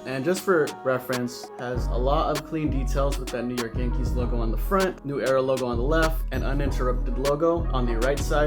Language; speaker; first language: English; native; English